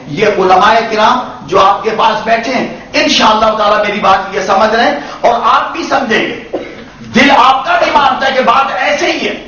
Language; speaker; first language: Urdu; native; Urdu